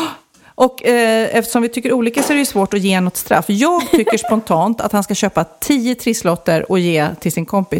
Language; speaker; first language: Swedish; native; Swedish